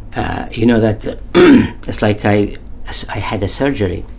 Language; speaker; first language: English; non-native, learner; Arabic